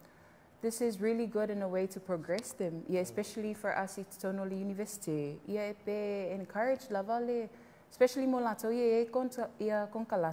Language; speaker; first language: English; non-native, local second language; Samoan